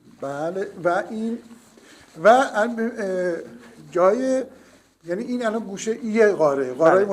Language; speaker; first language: Persian; native; Persian